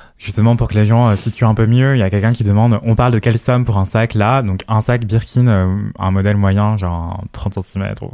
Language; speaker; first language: French; native; French